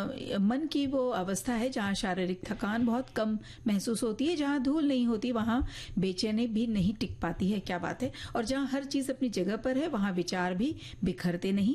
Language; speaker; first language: Hindi; native; Hindi